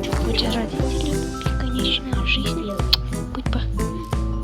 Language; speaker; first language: Russian; non-native, local second language; Kazakh